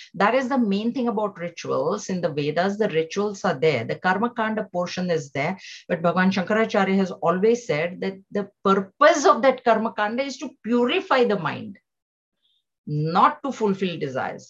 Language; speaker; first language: English; non-native, local second language; Marathi